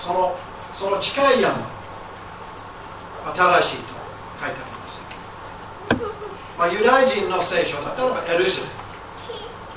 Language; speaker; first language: Japanese; non-native, fluent; English